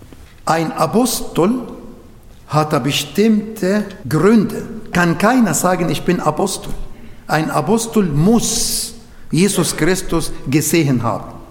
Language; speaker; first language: German; non-native, learner; Arabic